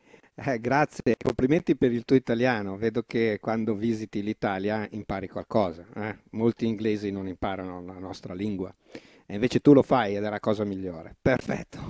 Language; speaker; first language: Italian; native; Italian